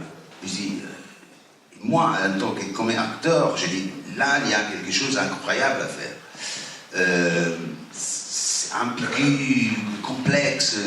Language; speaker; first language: French; non-native, fluent; Italian